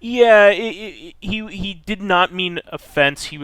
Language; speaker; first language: English; native; English